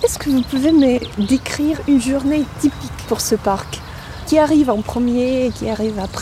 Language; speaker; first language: French; non-native, fluent; Russian